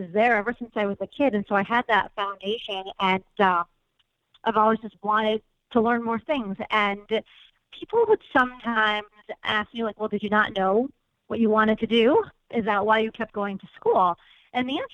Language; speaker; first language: English; native; English